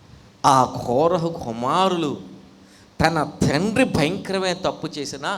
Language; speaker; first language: Telugu; native; Telugu